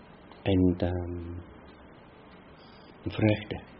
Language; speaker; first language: Dutch; non-native, fluent; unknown